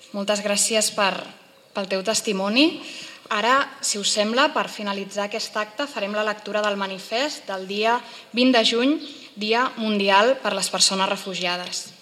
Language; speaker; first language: Catalan; native; Catalan